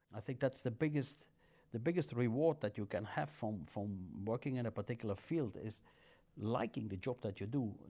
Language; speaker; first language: English; non-native, fluent; Dutch